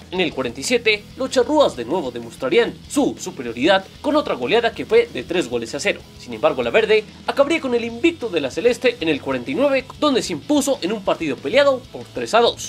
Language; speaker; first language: Spanish; native; Spanish